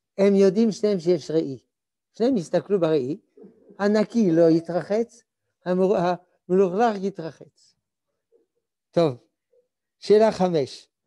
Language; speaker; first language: Hebrew; non-native, fluent; French